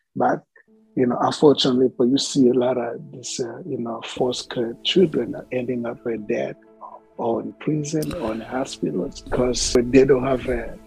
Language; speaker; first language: English; non-native, fluent; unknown